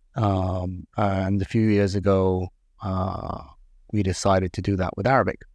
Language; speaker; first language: English; native; English